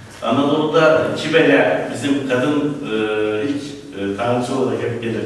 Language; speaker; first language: Turkish; native; Turkish